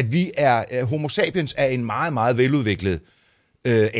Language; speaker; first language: Danish; native; Danish